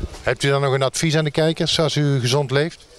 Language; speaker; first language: Dutch; native; Dutch